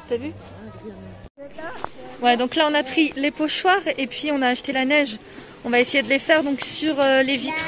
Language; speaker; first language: French; native; French